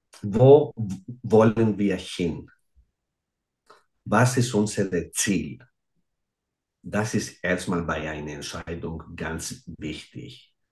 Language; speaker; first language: German; non-native, fluent; Greek